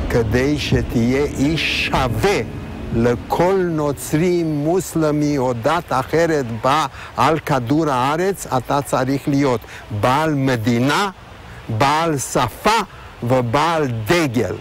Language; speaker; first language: Hebrew; non-native, fluent; Romanian